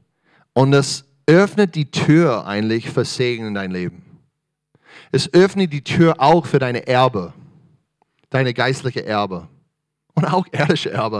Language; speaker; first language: German; non-native, fluent; English